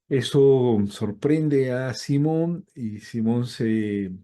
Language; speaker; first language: Spanish; native; Spanish